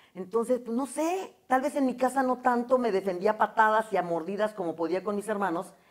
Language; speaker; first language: Spanish; native; Spanish